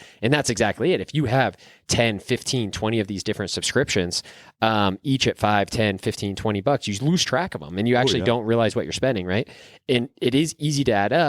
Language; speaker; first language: English; native; English